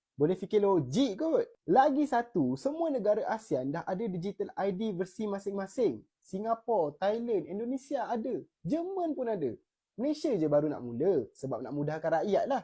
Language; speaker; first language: Malay; native; Malay